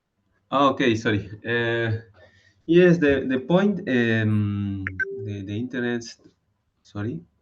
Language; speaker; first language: English; non-native, learner; Spanish